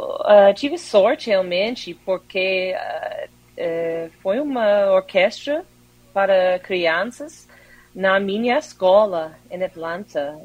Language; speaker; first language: Portuguese; non-native, fluent; English